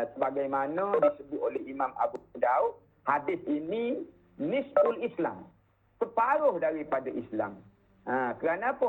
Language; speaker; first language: Malay; native; Malay